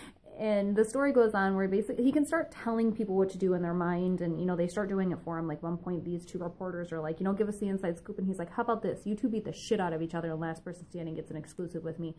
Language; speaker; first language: English; native; English